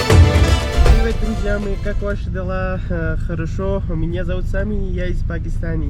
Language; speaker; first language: Russian; non-native, learner; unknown